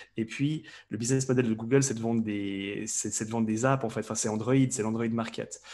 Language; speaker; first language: French; native; French